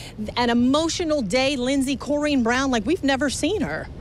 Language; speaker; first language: English; native; English